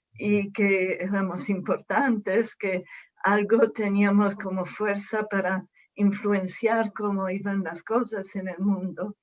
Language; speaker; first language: Spanish; non-native, fluent; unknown